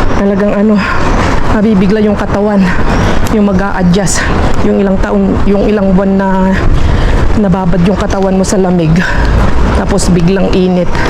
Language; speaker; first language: Filipino; native; Filipino